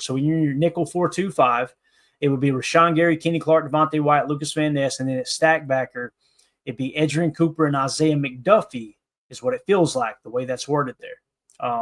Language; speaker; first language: English; native; English